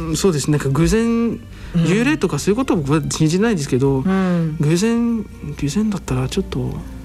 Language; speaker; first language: Japanese; non-native, fluent; French